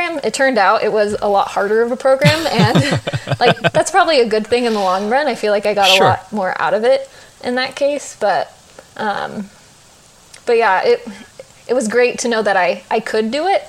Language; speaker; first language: English; native; English